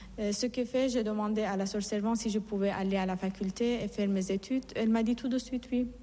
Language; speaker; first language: French; non-native, fluent; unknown